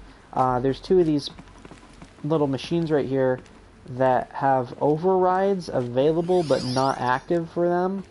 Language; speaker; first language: English; native; English